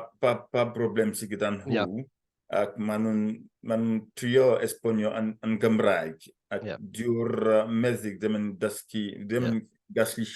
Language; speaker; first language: Welsh; non-native, fluent; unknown